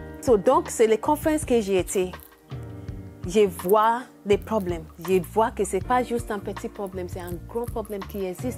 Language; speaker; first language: French; non-native, learner; English